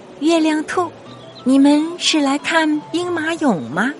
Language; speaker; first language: Chinese; native; Chinese